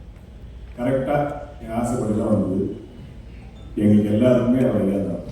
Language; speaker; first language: Tamil; non-native, fluent; Malayalam